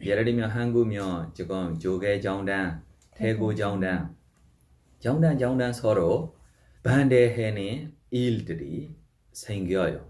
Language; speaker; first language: Korean; non-native, fluent; Burmese